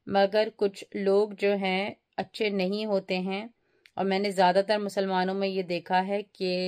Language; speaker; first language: Urdu; early bilingual, heritage; Urdu